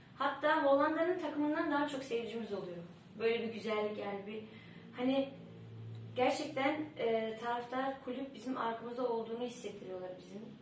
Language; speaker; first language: Turkish; early bilingual, heritage; Turkish